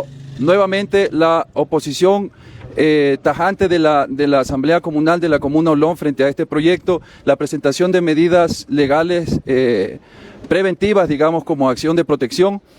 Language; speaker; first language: Spanish; native; Spanish